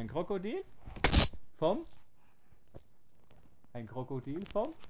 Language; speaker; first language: German; native; German